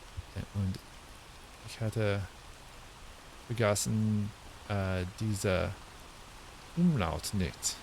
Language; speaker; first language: German; non-native, learner; English